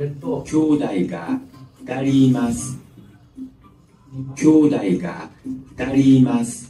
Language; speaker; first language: Japanese; non-native, learner; Bangla